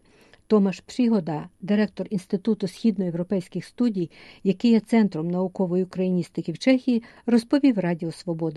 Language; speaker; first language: Ukrainian; native; Ukrainian